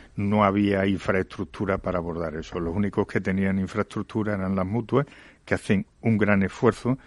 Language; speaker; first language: Spanish; native; Spanish